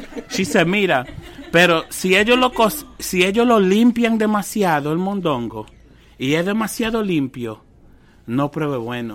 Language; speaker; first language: Spanish; early bilingual, heritage; Spanish